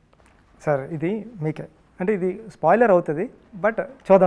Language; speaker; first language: Telugu; native; Telugu